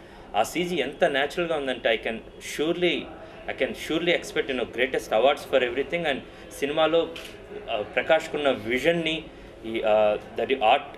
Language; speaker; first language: Telugu; native; Telugu